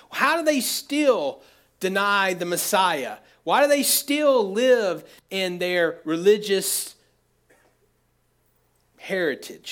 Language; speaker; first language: English; native; English